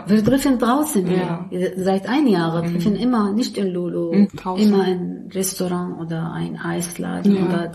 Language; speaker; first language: German; non-native, learner; Arabic